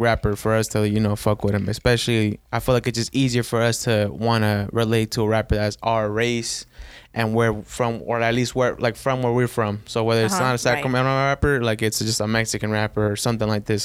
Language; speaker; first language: English; early bilingual, other home language; Spanish